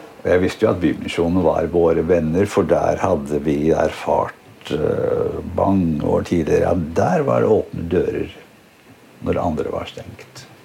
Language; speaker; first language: Norwegian; native; Norwegian